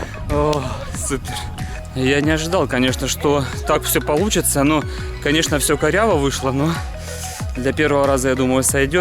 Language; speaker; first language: Russian; native; Russian